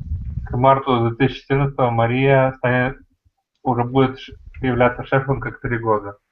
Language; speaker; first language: Russian; non-native, learner; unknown